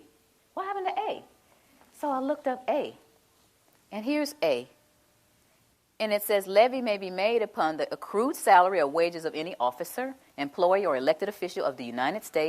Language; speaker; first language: English; native; English